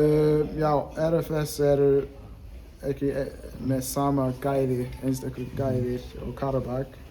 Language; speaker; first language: Icelandic; non-native, learner; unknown